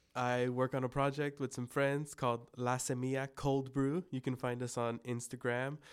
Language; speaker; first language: English; early bilingual, other home language; Spanish